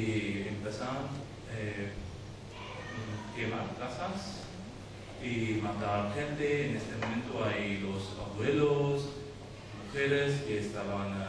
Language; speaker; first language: Spanish; non-native, learner; Urdu